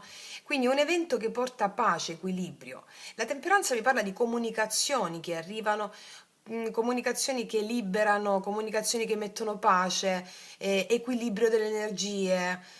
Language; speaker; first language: Italian; native; Italian